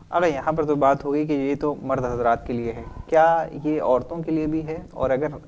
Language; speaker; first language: Urdu; native; Urdu